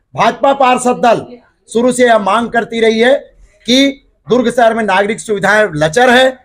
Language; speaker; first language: Hindi; native; Hindi